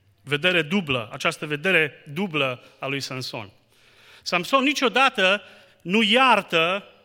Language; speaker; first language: Romanian; native; Romanian